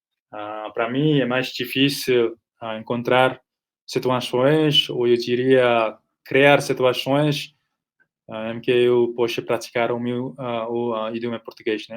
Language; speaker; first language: Portuguese; non-native, fluent; Nepali